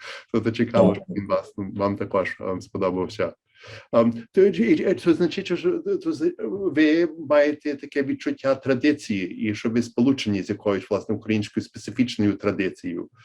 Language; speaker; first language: Ukrainian; early bilingual, heritage; Ukrainian